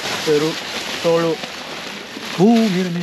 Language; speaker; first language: Spanish; non-native, learner; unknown